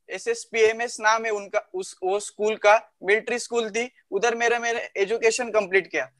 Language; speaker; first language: Hindi; non-native, local second language; Marathi